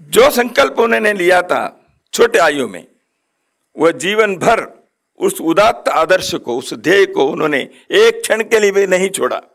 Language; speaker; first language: Hindi; non-native, local second language; Kannada